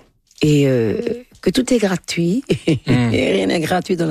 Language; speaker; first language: French; non-native, local second language; Fon